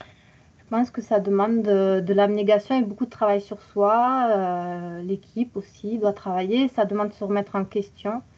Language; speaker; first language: French; native; French